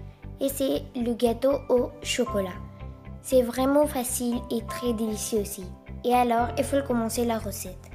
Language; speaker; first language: French; non-native, fluent; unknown